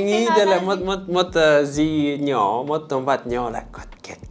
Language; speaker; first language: Vietnamese; non-native, learner; English